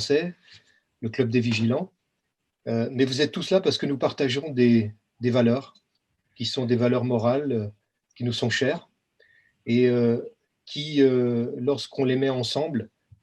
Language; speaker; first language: French; native; French